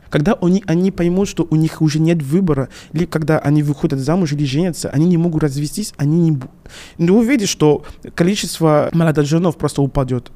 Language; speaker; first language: Russian; non-native, fluent; French